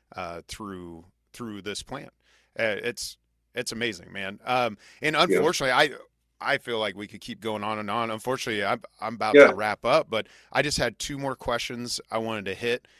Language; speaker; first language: English; native; English